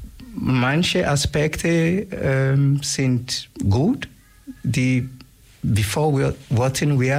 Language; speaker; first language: German; non-native, learner; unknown